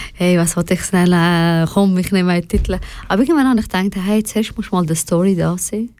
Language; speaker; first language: German; non-native, fluent; Persian